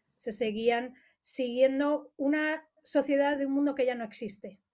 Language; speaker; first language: Spanish; native; Spanish